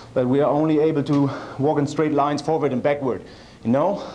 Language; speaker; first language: English; non-native, fluent; German